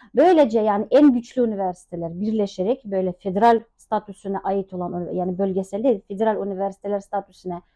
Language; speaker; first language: Turkish; non-native, fluent; Russian